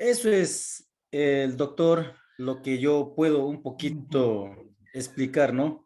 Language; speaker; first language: Spanish; non-native, local second language; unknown